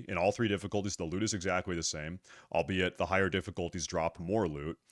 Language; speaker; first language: English; native; English